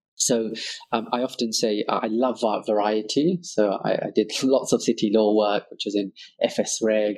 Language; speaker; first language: English; early bilingual, other home language; Bangla